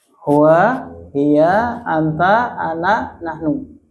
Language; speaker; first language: Arabic; non-native, fluent; Indonesian